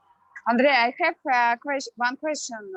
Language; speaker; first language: English; non-native, learner; Russian